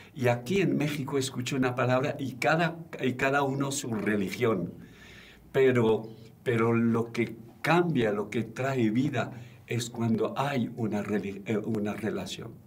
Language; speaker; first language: Spanish; non-native, fluent; French